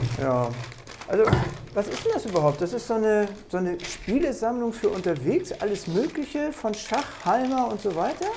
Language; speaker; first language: German; native; German